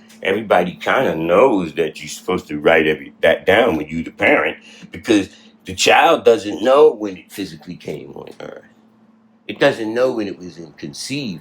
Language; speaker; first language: English; native; English